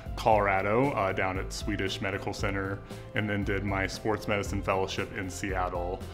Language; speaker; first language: English; native; English